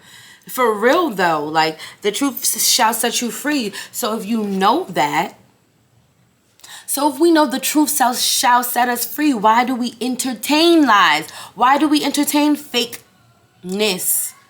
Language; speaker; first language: English; native; English